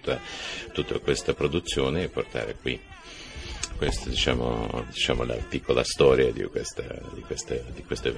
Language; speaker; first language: Italian; non-native, fluent; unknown